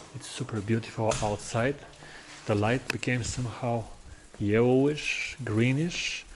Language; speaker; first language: English; non-native, fluent; Bulgarian